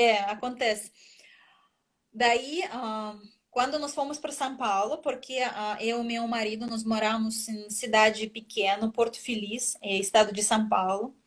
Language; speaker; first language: Portuguese; non-native, fluent; Russian